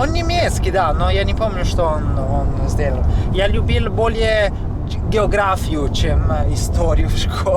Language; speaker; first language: Russian; non-native, learner; Italian